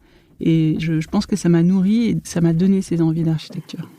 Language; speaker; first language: French; native; French